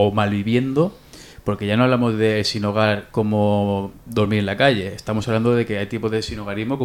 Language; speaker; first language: Spanish; native; Spanish